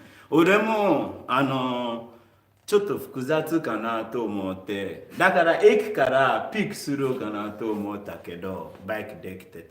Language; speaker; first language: Japanese; non-native, learner; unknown